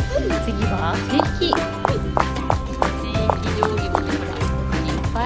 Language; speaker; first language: Japanese; native; Japanese